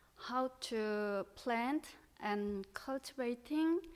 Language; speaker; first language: English; non-native, learner; Korean